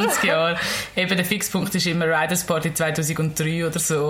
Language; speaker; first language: German; native; German